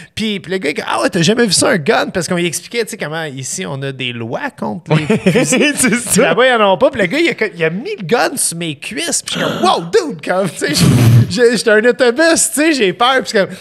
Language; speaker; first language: French; native; French